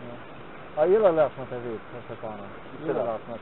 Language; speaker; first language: Polish; non-native, learner; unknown